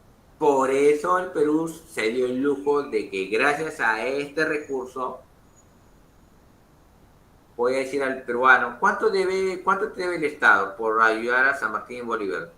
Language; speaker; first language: Spanish; native; Spanish